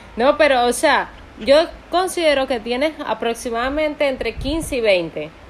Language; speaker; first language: Spanish; native; Spanish